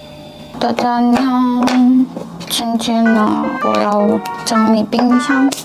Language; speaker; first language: Chinese; non-native, learner; Korean